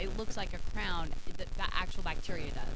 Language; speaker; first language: English; native; English